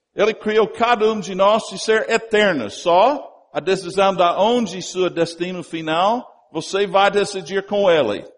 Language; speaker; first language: Portuguese; non-native, fluent; English